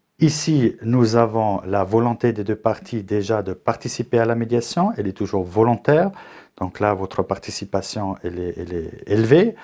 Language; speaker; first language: French; native; French